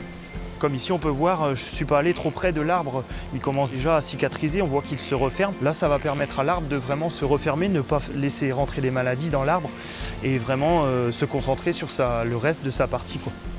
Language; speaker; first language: French; native; French